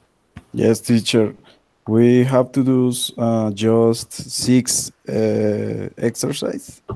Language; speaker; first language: English; non-native, learner; Spanish